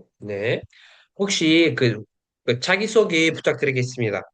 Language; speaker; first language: Korean; non-native, fluent; Uzbek